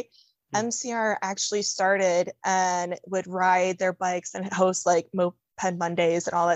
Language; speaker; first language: English; native; English